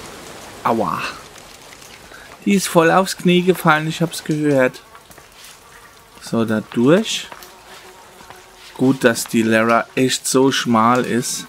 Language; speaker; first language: German; native; German